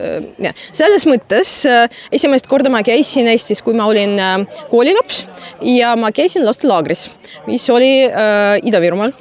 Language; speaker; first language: Estonian; non-native, fluent; Russian